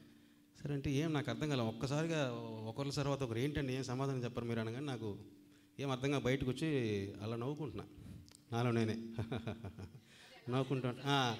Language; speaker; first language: Telugu; native; Telugu